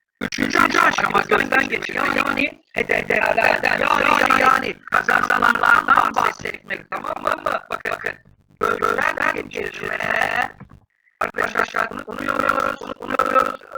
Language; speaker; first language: Turkish; native; Turkish